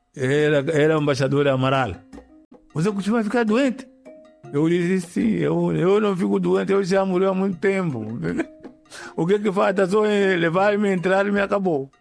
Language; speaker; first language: Portuguese; non-native, local second language; Yao